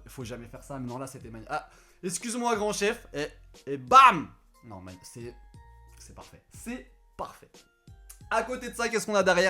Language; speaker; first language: French; native; French